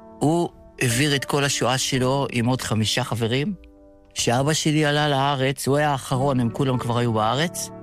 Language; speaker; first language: Hebrew; early bilingual, other home language; Yiddish